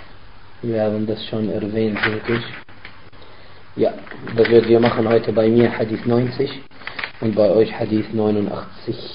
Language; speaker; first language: German; non-native, fluent; Arabic